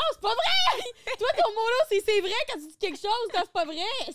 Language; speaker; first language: French; native; French